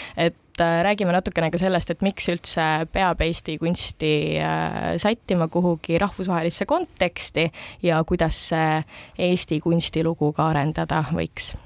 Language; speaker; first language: Estonian; native; Estonian